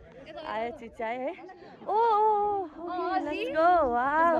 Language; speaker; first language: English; non-native, local second language; Nepali